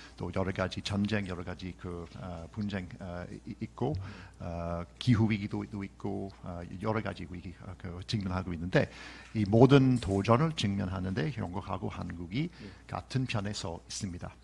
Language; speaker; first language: Korean; non-native, fluent; English